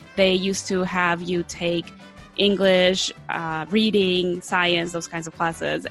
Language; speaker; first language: English; early bilingual, other home language; Spanish